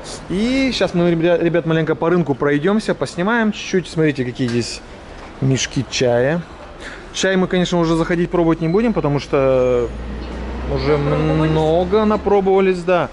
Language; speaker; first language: Russian; native; Russian